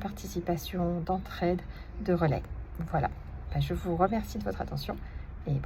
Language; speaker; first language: French; native; French